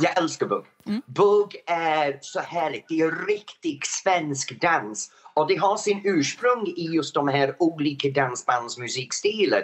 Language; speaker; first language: Swedish; non-native, fluent; English